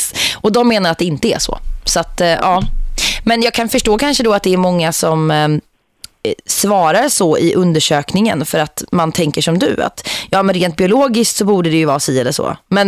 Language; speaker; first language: Swedish; native; Swedish